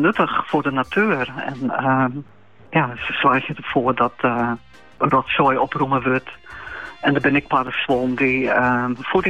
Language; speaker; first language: Dutch; native; Dutch